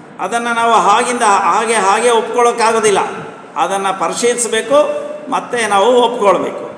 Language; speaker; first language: Kannada; non-native, local second language; Telugu